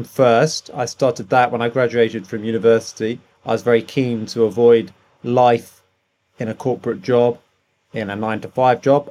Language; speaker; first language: English; native; English